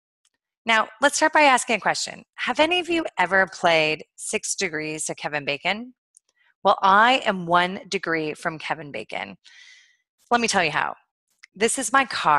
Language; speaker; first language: English; native; English